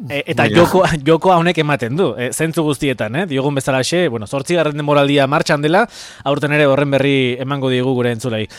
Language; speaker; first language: Basque; native; Basque